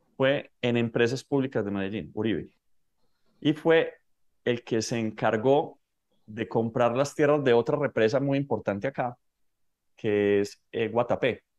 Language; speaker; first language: Spanish; native; Spanish